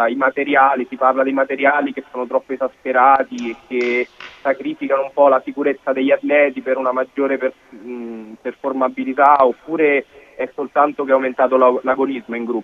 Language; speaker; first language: Italian; native; Italian